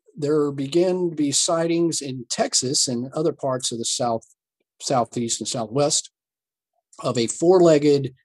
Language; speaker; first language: English; native; English